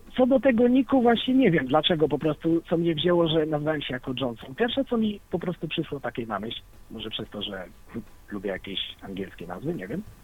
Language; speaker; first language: Polish; native; Polish